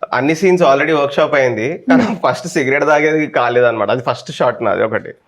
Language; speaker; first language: Telugu; early bilingual, heritage; Telugu